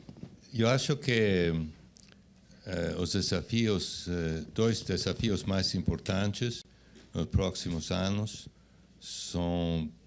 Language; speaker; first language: Portuguese; non-native, fluent; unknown